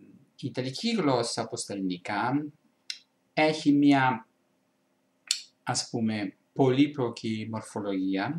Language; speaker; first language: Greek; non-native, fluent; Italian